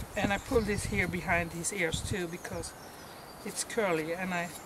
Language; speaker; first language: English; non-native, fluent; Swedish